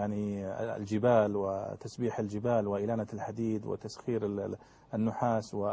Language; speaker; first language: Arabic; native; Arabic